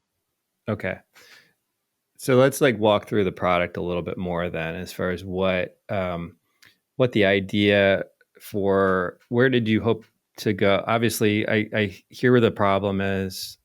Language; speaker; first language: English; native; English